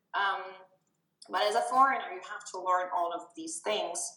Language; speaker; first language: English; non-native, fluent; German